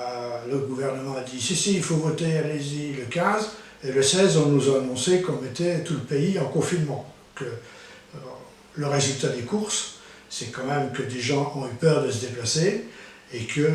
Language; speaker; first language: French; native; French